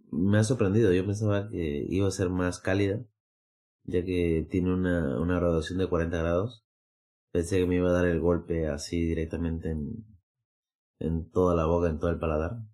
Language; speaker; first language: Spanish; native; Spanish